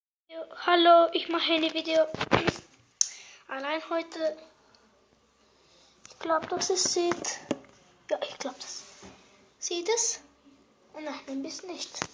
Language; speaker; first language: German; non-native, learner; Bulgarian